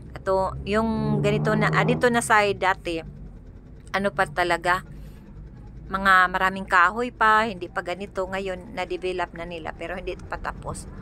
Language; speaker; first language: Filipino; non-native, local second language; Cebuano